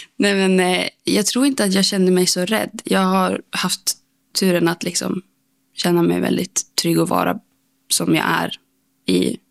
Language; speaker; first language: Swedish; native; Swedish